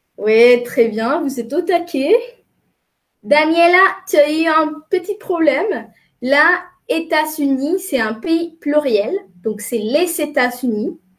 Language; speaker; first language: French; non-native, fluent; Spanish